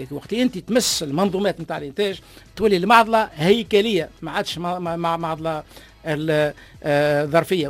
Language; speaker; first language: Arabic; native; Arabic